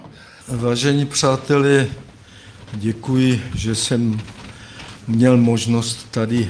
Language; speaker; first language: Czech; native; Czech